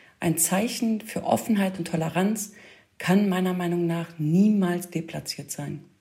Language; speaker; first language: German; early bilingual, other home language; Kurdish